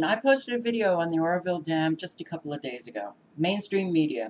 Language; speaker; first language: English; native; English